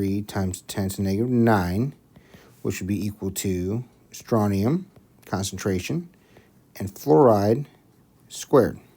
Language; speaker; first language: English; native; English